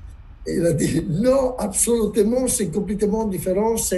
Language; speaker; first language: French; non-native, learner; Italian